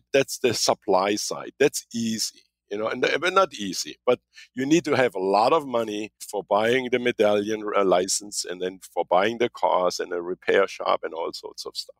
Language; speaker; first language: English; non-native, fluent; German